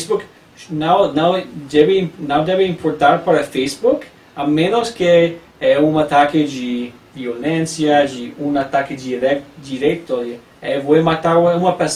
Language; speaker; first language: Portuguese; non-native, learner; English